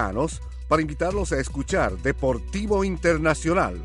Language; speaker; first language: Spanish; native; Spanish